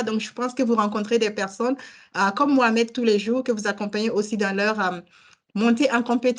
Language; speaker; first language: French; native; French